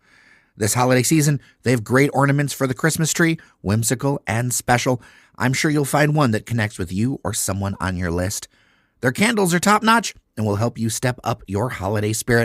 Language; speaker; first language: English; native; English